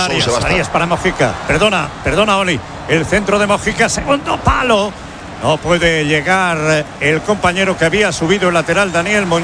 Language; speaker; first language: Spanish; native; Spanish